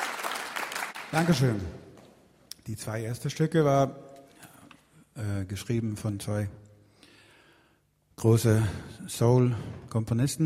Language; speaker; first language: German; non-native, learner; Swedish